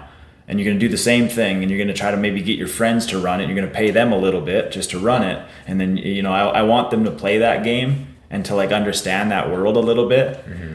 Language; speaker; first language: English; native; English